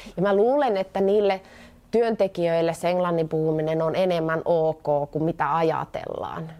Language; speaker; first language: Finnish; native; Finnish